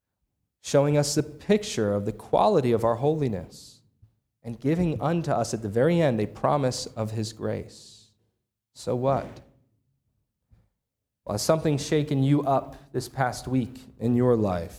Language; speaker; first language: English; native; English